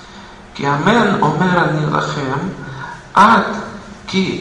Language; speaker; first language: Hebrew; non-native, fluent; Russian